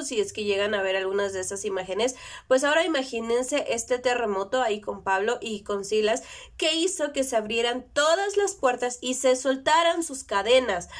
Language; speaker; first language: Spanish; native; Spanish